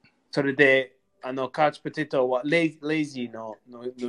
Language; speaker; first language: Japanese; non-native, learner; English